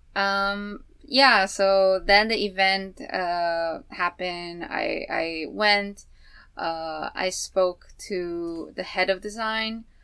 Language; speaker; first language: English; non-native, fluent; Chinese